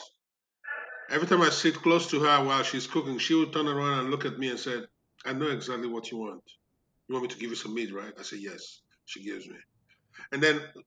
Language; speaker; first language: English; non-native, local second language; Igbo